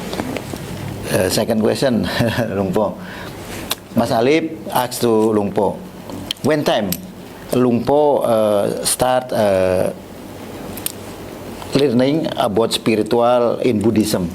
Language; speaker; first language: English; non-native, learner; Indonesian